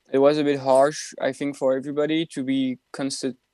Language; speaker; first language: English; non-native, fluent; French